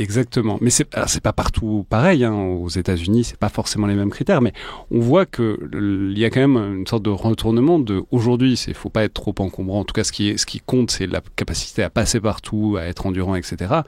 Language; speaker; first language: French; native; French